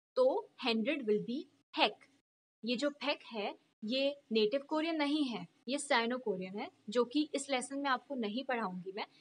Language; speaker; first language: Hindi; native; Hindi